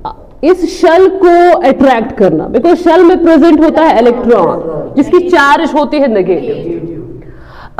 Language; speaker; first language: Hindi; non-native, local second language; Kashmiri